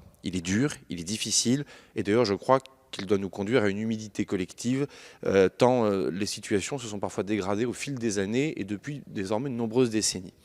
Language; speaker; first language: French; native; French